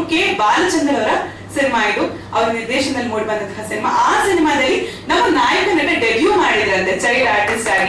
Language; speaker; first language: Kannada; native; Kannada